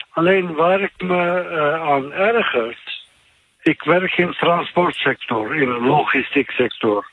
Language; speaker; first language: Dutch; non-native, fluent; Turkish